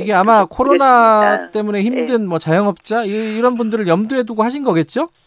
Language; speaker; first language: Korean; native; Korean